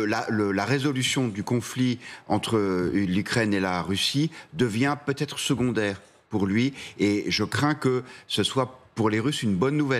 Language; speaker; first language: French; native; French